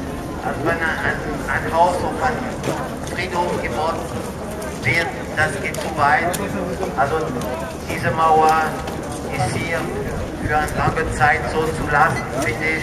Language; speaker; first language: German; non-native, fluent; French